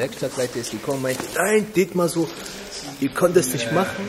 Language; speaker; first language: German; non-native, fluent; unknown